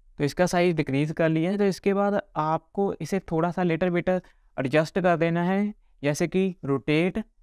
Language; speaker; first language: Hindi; non-native, local second language; Punjabi